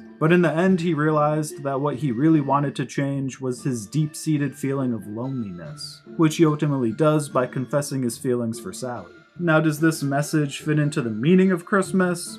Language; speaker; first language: English; native; English